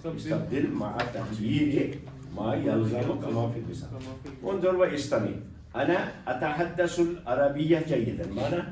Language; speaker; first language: Arabic; non-native, fluent; Urdu